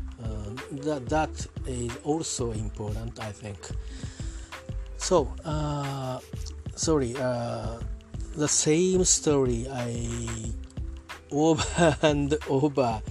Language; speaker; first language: English; non-native, learner; Japanese